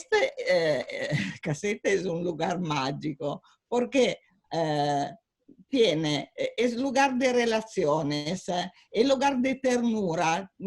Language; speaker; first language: Spanish; non-native, fluent; Italian